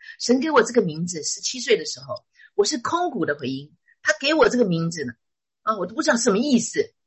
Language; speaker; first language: Chinese; native; Chinese